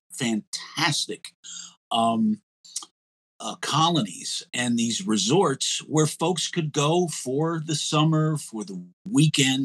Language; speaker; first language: English; native; English